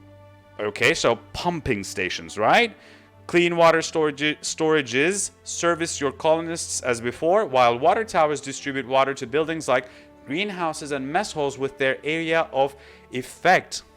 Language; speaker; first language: English; non-native, fluent; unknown